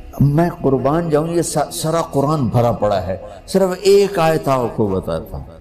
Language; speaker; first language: Urdu; non-native, local second language; Punjabi